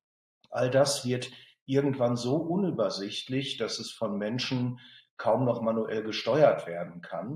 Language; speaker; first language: German; native; German